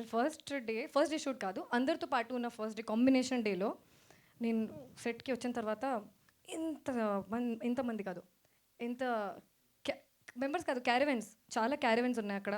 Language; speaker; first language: Telugu; non-native, local second language; Hindi